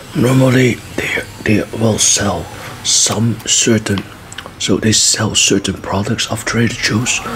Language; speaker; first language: English; non-native, fluent; Dutch